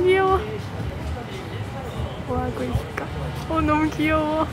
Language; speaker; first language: Korean; non-native, fluent; Chinese